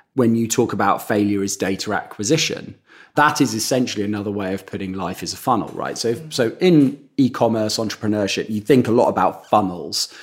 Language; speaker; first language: English; native; English